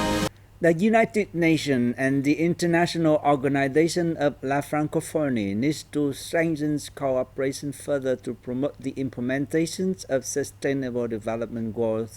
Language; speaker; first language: English; non-native, fluent; Vietnamese